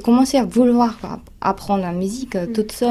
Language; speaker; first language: French; non-native, fluent; Japanese